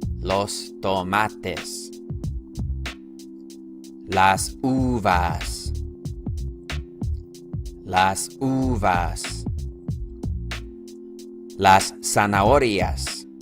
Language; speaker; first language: Spanish; non-native, fluent; English